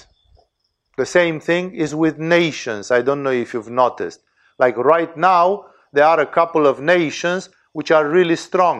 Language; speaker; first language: English; non-native, fluent; Romanian